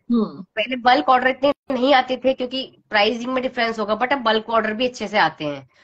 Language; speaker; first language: Hindi; native; Hindi